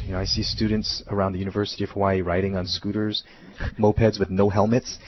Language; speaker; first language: English; native; English